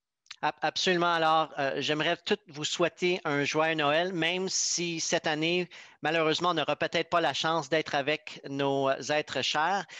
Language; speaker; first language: French; native; French